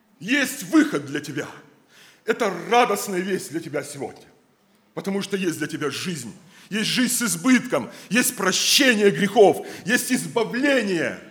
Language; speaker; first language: Russian; native; Russian